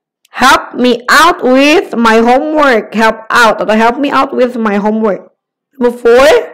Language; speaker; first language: English; non-native, fluent; Indonesian